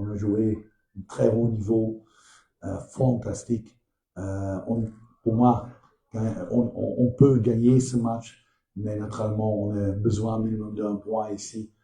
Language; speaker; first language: French; non-native, learner; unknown